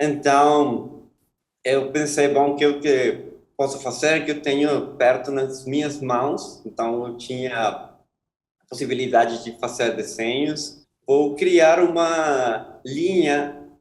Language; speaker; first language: Portuguese; non-native, fluent; Spanish